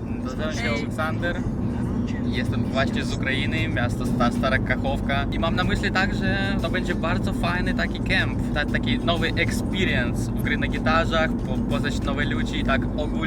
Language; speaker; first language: Polish; non-native, learner; Ukrainian